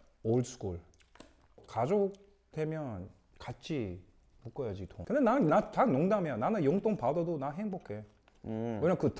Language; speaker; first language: Korean; early bilingual, other home language; English